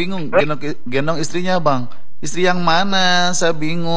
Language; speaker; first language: Indonesian; native; Indonesian